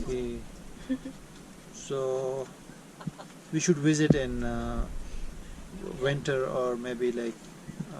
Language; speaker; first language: English; non-native, local second language; Urdu